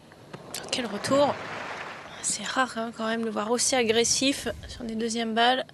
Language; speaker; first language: French; native; French